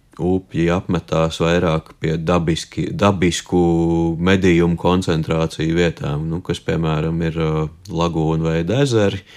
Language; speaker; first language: Latvian; native; Latvian